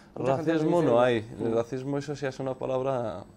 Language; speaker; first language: Spanish; non-native, fluent; Arabic